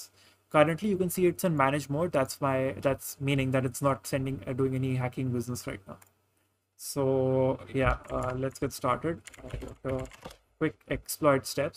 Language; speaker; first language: English; non-native, local second language; Hindi